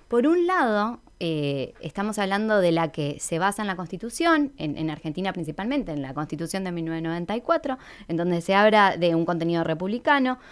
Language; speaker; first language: Spanish; native; Spanish